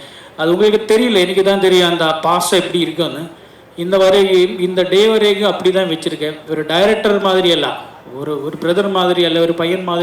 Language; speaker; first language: Tamil; non-native, learner; Malayalam